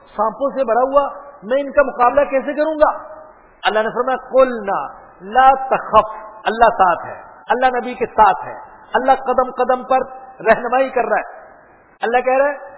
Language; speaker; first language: Urdu; non-native, local second language; Punjabi